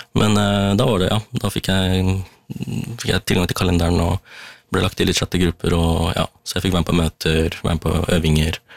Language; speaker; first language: Norwegian; early bilingual, other home language; Tamil